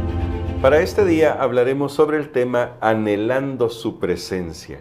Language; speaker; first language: Spanish; native; Spanish